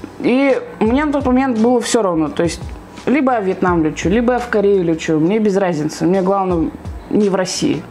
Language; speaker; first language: Russian; native; Russian